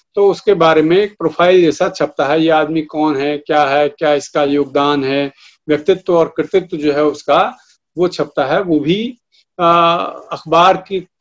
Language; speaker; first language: Hindi; native; Hindi